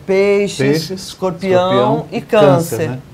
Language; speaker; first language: Portuguese; native; Portuguese